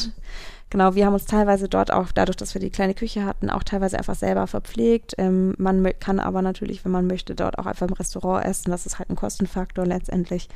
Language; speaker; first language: German; native; German